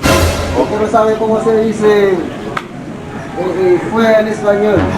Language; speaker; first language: Spanish; non-native, local second language; Haitian Creole